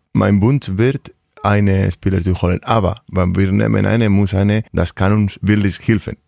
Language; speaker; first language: German; non-native, learner; Spanish